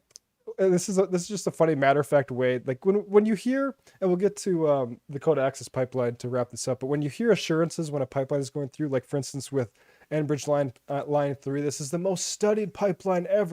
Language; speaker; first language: English; native; English